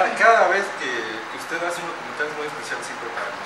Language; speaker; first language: Spanish; native; Spanish